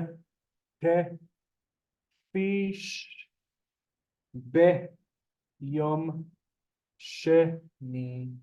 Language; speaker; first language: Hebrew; non-native, fluent; English